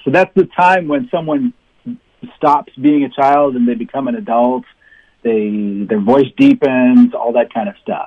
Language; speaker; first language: English; native; English